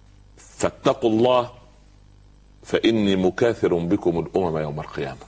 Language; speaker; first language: Arabic; native; Arabic